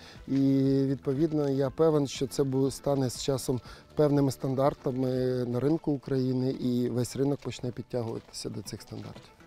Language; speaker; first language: Ukrainian; native; Ukrainian